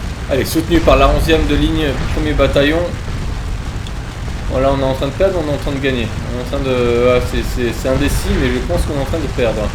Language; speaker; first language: French; native; French